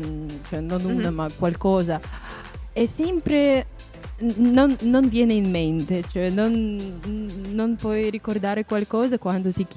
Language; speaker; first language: Italian; non-native, fluent; Russian